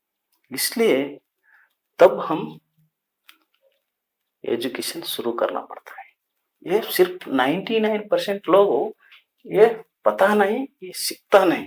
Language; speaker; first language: Hindi; non-native, local second language; Kannada